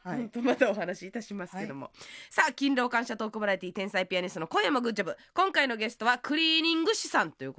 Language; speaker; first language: Japanese; native; Japanese